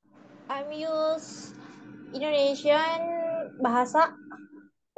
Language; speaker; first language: English; non-native, learner; Indonesian